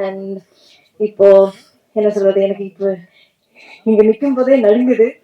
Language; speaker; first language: Tamil; non-native, learner; Malayalam